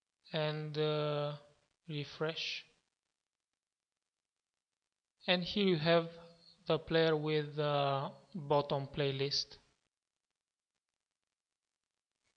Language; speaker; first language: English; non-native, fluent; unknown